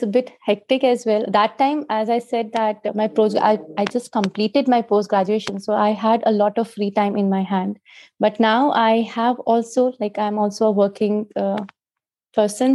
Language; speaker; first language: English; non-native, local second language; Hindi